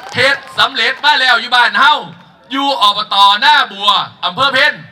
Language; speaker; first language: Thai; native; Thai